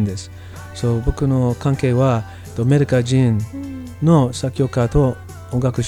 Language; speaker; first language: Japanese; non-native, learner; English